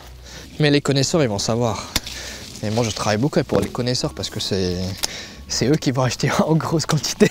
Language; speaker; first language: French; non-native, fluent; Persian